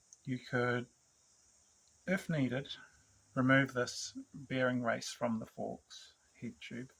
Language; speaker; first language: English; native; English